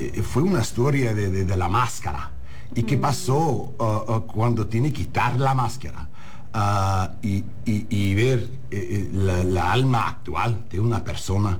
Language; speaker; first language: Spanish; early bilingual, heritage; English